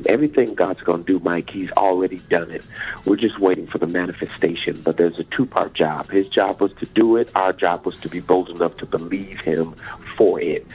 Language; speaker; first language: English; native; English